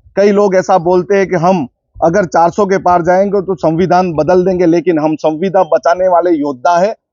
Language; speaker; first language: Hindi; native; Hindi